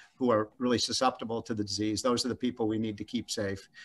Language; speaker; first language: English; native; English